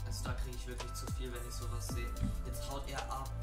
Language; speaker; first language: German; native; German